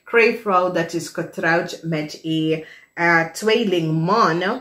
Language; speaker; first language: Dutch; non-native, fluent; English